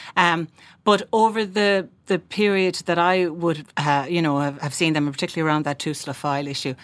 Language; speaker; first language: English; native; English